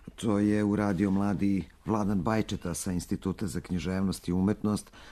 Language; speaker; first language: Serbian; native; Serbian